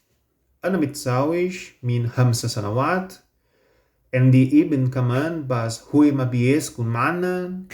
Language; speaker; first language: Arabic; non-native, learner; Portuguese